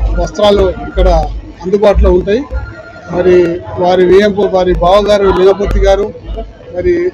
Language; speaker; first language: Telugu; native; Telugu